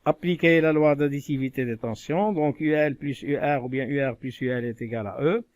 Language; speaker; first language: French; non-native, local second language; Arabic